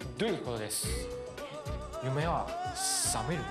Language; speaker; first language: Japanese; non-native, fluent; Chinese